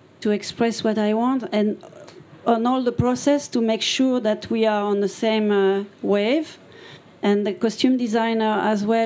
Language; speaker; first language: English; non-native, fluent; French